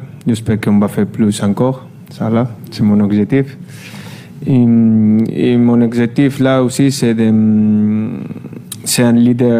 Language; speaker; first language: French; non-native, fluent; Spanish